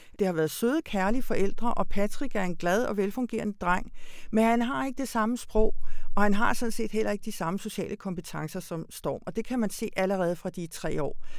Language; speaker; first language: Danish; early bilingual, other home language; Hungarian